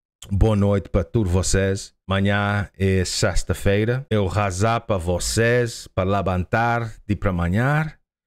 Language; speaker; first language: Portuguese; non-native, learner; English